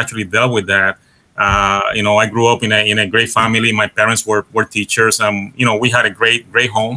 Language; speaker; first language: English; non-native, fluent; Spanish